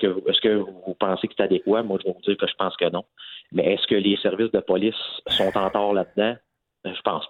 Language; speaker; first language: French; native; French